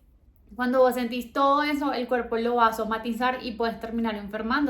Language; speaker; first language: Spanish; native; Spanish